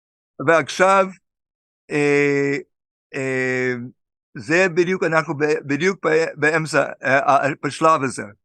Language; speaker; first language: Hebrew; non-native, fluent; English